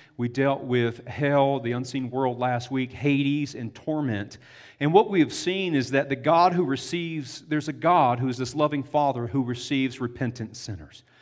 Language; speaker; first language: English; native; English